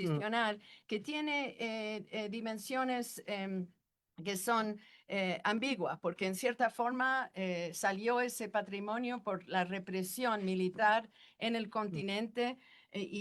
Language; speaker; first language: Spanish; non-native, fluent; English